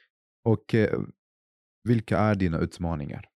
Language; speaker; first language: Swedish; non-native, fluent; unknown